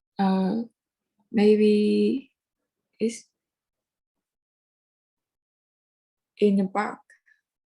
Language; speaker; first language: English; non-native, learner; Vietnamese